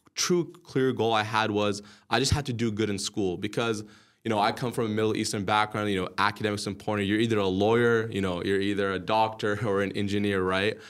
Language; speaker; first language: English; early bilingual, other home language; Arabic